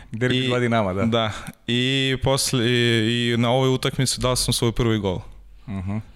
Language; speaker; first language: Serbian; non-native, learner; Russian